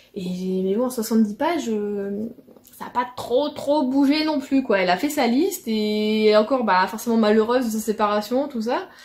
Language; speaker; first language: French; native; French